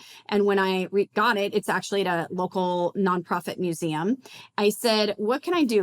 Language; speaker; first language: English; native; English